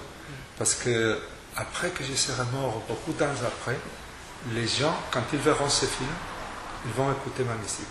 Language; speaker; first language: French; non-native, fluent; Spanish